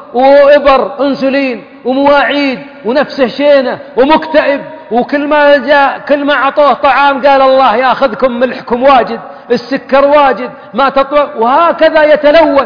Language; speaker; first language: Arabic; native; Arabic